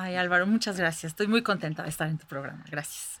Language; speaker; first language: Spanish; native; Spanish